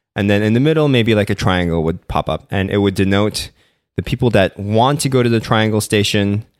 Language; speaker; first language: English; non-native, local second language; Korean